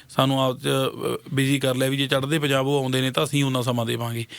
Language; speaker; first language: Punjabi; native; Punjabi